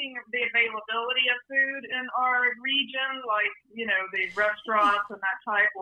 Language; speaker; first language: English; native; English